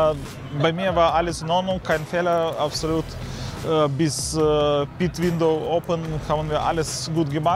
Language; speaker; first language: German; non-native, learner; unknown